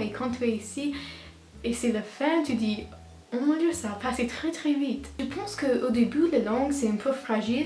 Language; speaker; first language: French; non-native, learner; English